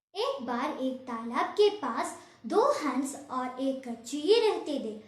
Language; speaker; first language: Hindi; non-native, local second language; Malayalam